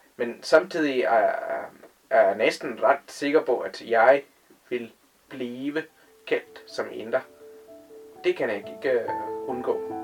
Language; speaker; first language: Danish; non-native, fluent; Tamil